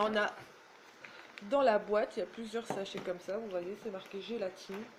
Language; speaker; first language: French; native; French